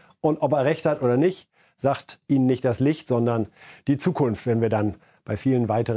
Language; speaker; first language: German; native; German